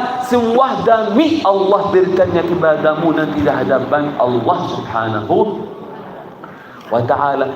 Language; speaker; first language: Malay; non-native, fluent; Arabic